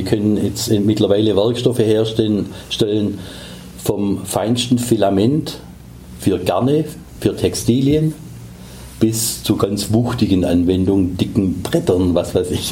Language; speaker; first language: German; native; German